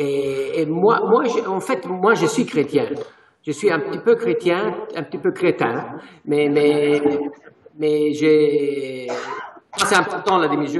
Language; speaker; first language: French; non-native, fluent; Italian